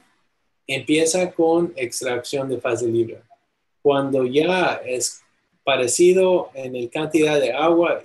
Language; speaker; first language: Spanish; non-native, fluent; English